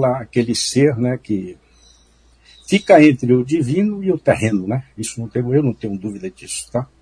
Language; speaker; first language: Portuguese; native; Portuguese